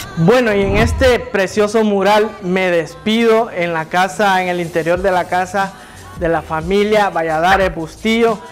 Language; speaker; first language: Spanish; native; Spanish